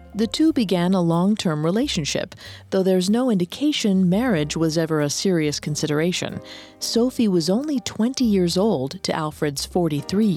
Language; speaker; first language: English; native; English